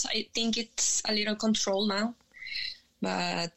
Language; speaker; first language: English; non-native, learner; Spanish